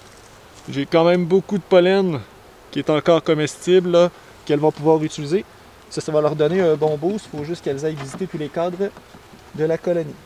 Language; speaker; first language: French; native; French